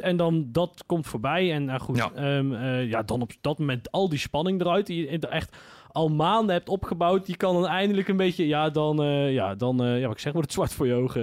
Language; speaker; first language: Dutch; native; Dutch